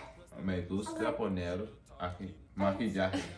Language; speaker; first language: Spanish; non-native, learner; English